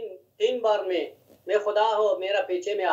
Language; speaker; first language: Hindi; non-native, learner; Hazaragi